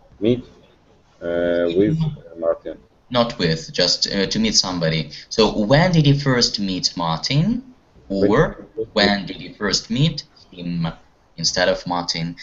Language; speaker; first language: English; non-native, fluent; Russian